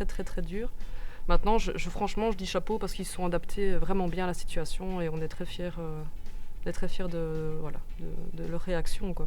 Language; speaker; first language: French; native; French